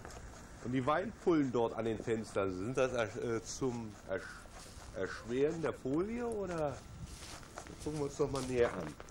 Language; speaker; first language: German; native; German